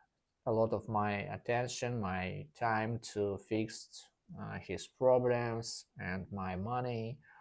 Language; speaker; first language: English; non-native, learner; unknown